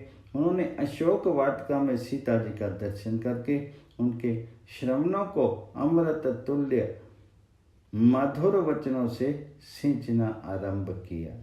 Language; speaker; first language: Hindi; native; Hindi